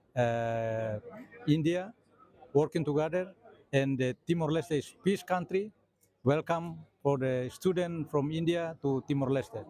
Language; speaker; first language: English; non-native, learner; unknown